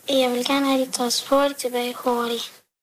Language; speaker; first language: Danish; early bilingual, heritage; Danish